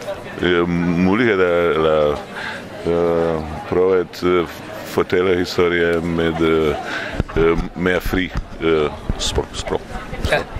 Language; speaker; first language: Danish; non-native, fluent; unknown